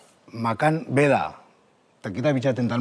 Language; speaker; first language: Indonesian; non-native, fluent; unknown